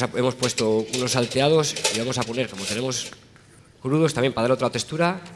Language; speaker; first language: Spanish; native; Spanish